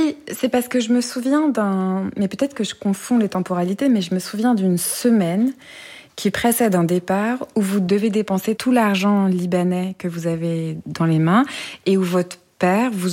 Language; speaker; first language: French; native; French